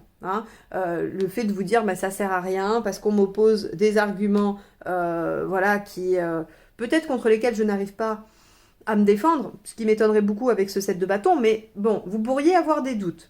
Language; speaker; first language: French; native; French